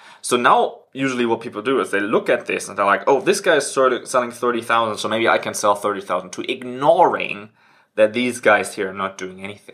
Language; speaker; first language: English; non-native, fluent; German